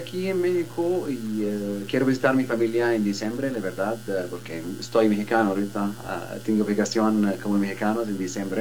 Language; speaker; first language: Spanish; non-native, learner; Arabic